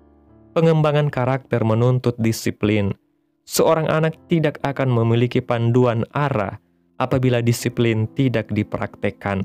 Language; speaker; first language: Indonesian; native; Indonesian